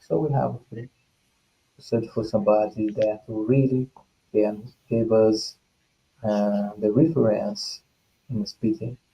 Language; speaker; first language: English; non-native, fluent; Portuguese